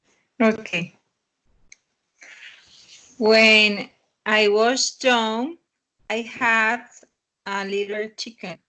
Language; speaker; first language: English; non-native, learner; Spanish